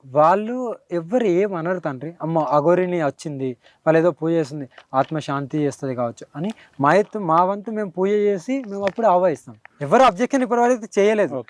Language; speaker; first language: Telugu; native; Telugu